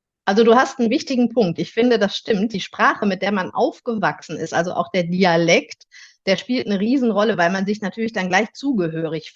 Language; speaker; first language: German; native; German